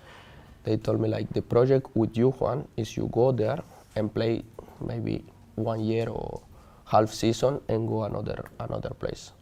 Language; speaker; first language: English; non-native, learner; Spanish